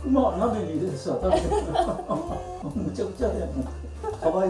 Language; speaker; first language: Japanese; native; Japanese